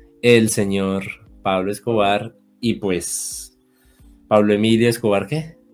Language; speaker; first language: Spanish; native; Spanish